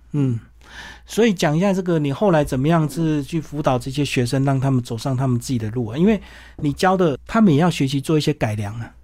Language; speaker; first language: Chinese; native; Chinese